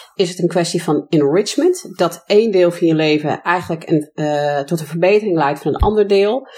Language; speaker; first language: Dutch; non-native, fluent; English